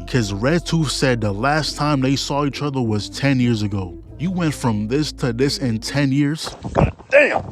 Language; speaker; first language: English; native; English